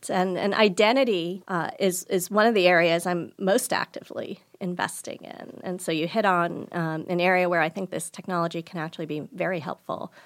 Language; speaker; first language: English; early bilingual, other home language; Gujarati